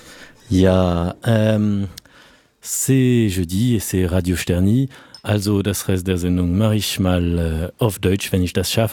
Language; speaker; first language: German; non-native, fluent; French